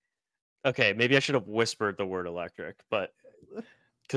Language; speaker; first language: English; native; English